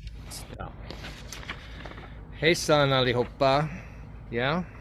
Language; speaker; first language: Swedish; non-native, learner; English